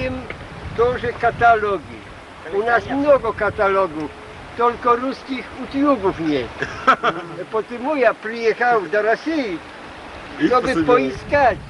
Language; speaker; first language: Russian; non-native, learner; Polish